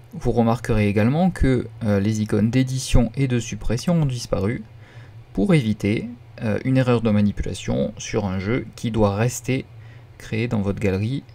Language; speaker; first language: French; native; French